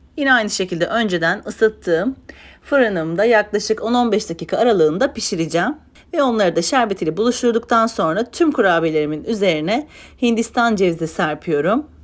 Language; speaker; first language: Turkish; native; Turkish